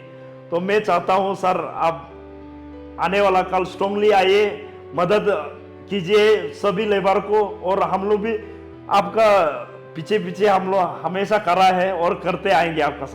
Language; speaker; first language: Hindi; non-native, local second language; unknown